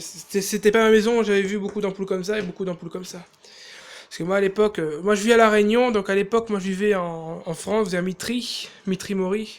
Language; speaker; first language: French; native; French